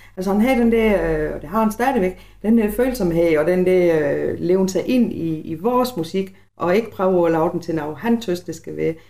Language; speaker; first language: Danish; native; Danish